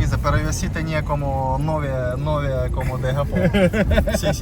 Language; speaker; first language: Spanish; non-native, learner; Russian